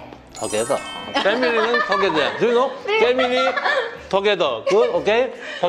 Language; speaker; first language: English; non-native, learner; Korean